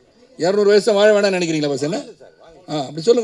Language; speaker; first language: Tamil; native; Tamil